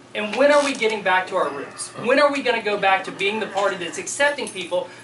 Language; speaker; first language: English; native; English